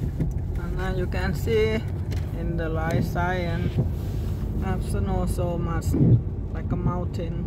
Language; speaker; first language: English; non-native, learner; Thai